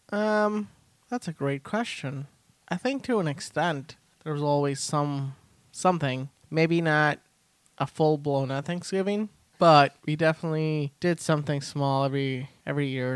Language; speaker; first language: English; early bilingual, other home language; Spanish